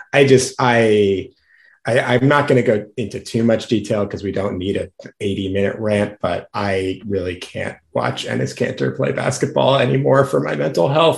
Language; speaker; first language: English; native; English